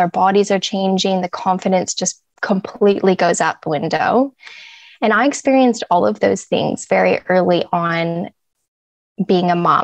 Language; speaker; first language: English; native; English